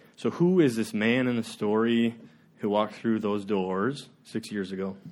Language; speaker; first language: English; native; English